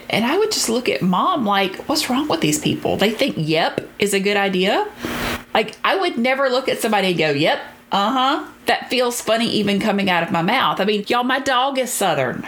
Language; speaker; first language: English; native; English